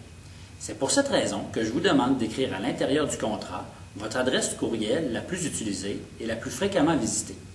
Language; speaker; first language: French; native; French